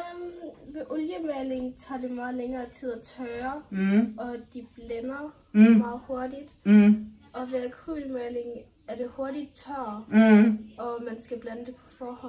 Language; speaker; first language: Danish; native; Danish